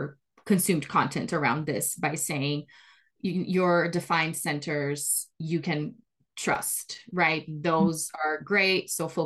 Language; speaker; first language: English; non-native, fluent; Portuguese